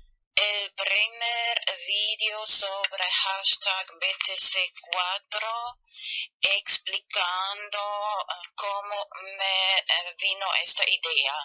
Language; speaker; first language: Spanish; non-native, fluent; German